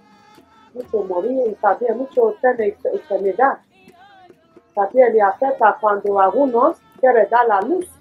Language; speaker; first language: Spanish; non-native, learner; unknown